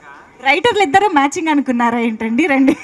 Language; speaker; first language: Telugu; native; Telugu